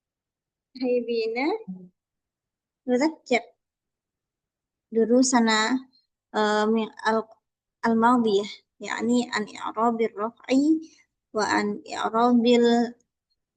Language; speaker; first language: Arabic; non-native, learner; Indonesian